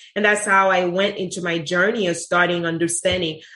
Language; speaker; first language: English; non-native, fluent; Haitian Creole